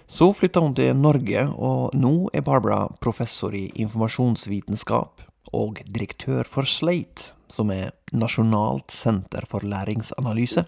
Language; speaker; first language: Norwegian; native; Norwegian